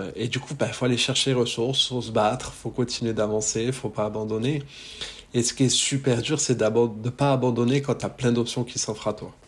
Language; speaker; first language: French; native; French